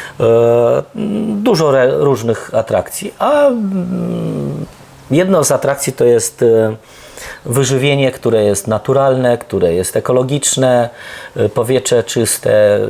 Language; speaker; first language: Polish; early bilingual, heritage; Polish